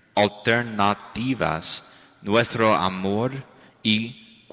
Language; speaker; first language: Spanish; non-native, fluent; English